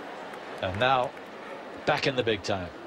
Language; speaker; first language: English; native; English